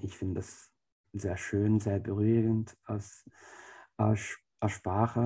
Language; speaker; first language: German; non-native, fluent; English